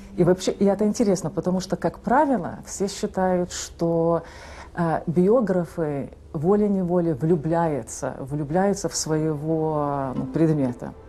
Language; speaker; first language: Russian; early bilingual, heritage; Russian